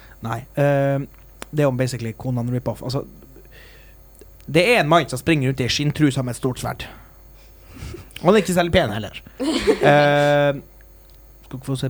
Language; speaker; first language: Norwegian; native; Norwegian